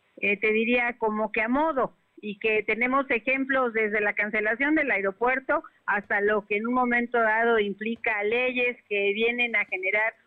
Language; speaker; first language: Spanish; native; Spanish